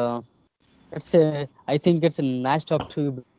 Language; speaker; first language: English; non-native, learner; Hindi